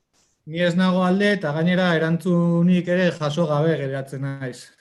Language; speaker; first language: Basque; native; Basque